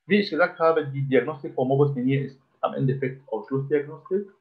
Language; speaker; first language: German; non-native, fluent; Arabic